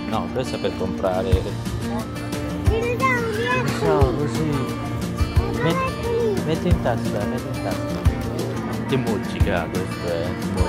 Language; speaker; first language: Italian; non-native, fluent; Filipino